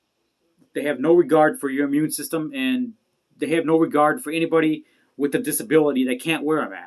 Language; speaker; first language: English; native; English